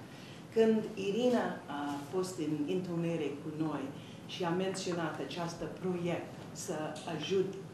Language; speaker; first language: Romanian; early bilingual, heritage; Romanian